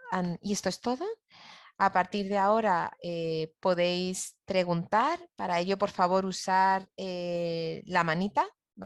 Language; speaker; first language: Spanish; native; Spanish